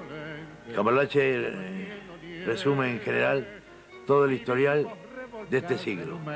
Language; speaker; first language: Spanish; native; Spanish